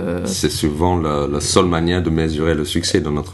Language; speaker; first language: French; non-native, fluent; English